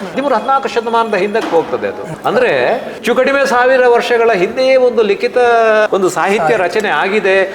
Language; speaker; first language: Kannada; non-native, local second language; Tulu